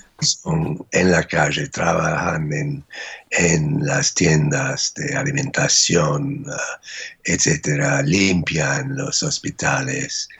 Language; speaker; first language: Spanish; non-native, fluent; English